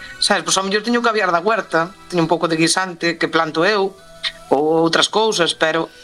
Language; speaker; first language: Galician; native; Galician